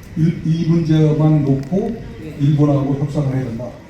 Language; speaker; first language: Korean; native; Korean